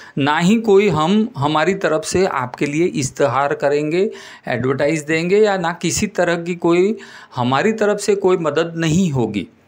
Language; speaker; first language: Hindi; non-native, local second language; Gujarati